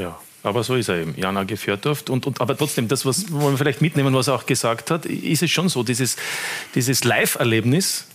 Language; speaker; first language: German; native; German